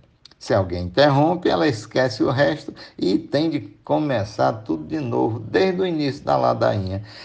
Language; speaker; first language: Portuguese; native; Portuguese